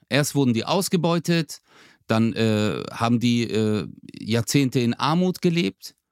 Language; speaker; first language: German; early bilingual, other home language; Turkish